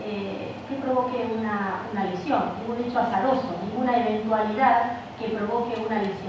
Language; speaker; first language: Spanish; native; Spanish